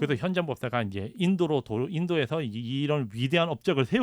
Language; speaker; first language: Korean; native; Korean